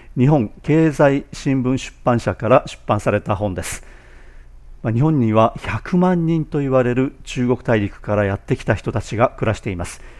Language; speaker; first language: Japanese; native; Japanese